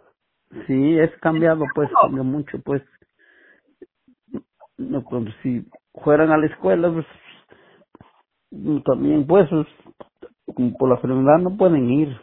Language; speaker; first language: Spanish; native; Spanish